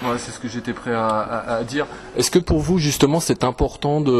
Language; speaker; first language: French; native; French